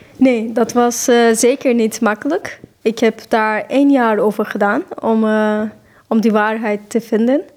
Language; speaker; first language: Dutch; non-native, fluent; Turkish